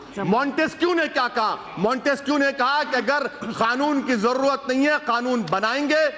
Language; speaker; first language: Urdu; native; Urdu